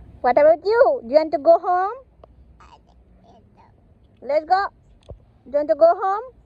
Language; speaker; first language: English; non-native, learner; Bangla